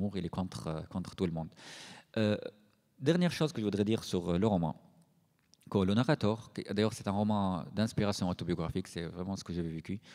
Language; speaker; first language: French; non-native, fluent; Arabic